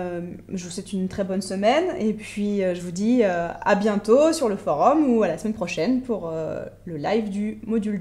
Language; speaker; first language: French; native; French